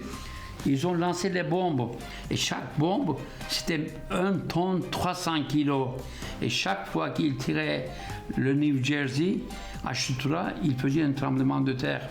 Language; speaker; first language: French; non-native, fluent; Turkish